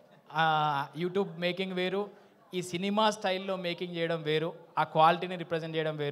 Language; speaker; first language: Telugu; native; Telugu